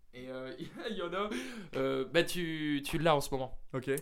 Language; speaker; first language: French; native; French